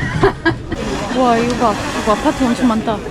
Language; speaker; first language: Korean; non-native, learner; Spanish